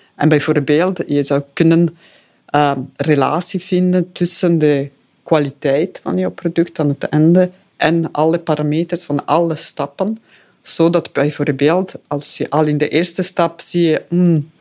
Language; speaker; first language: Dutch; non-native, fluent; Italian